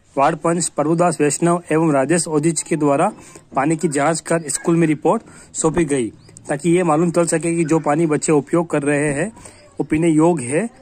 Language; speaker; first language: Hindi; native; Hindi